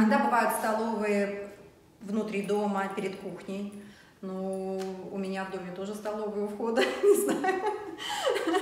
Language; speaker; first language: Russian; native; Russian